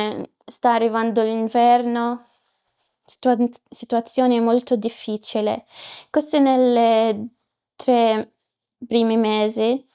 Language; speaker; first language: Italian; non-native, learner; Arabic